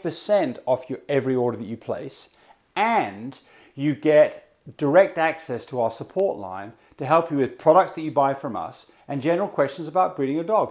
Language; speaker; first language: English; native; English